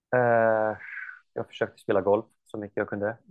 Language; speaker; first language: Swedish; non-native, fluent; Icelandic